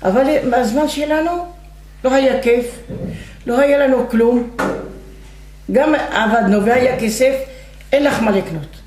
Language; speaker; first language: Hebrew; non-native, fluent; Arabic